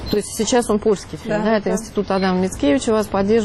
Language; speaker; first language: Russian; native; Russian